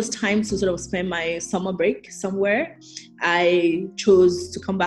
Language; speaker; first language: English; non-native, local second language; Yoruba